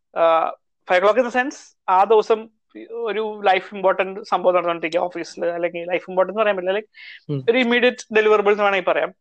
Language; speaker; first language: English; non-native, local second language; Malayalam